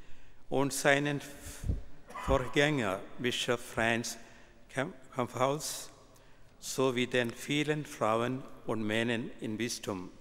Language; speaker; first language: German; non-native, fluent; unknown